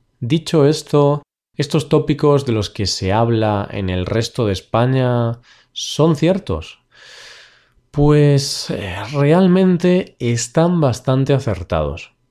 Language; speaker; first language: Spanish; native; Spanish